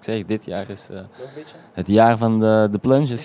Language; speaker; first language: Dutch; native; Dutch